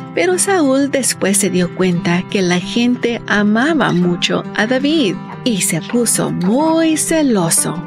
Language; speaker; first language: Spanish; native; Spanish